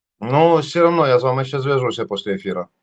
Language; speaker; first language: Ukrainian; non-native, local second language; Russian